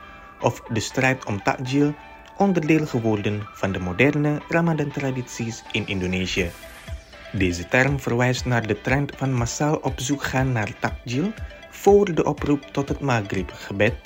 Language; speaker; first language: Dutch; non-native, fluent; Indonesian